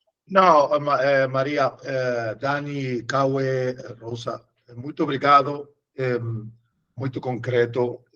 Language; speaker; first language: Portuguese; non-native, learner; Spanish